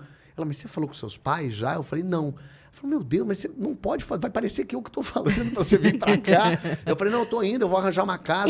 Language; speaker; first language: Portuguese; native; Portuguese